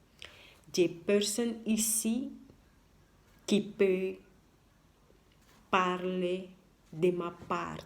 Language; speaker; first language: French; non-native, learner; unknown